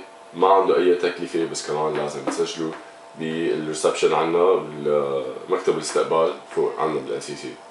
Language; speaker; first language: Arabic; native; Arabic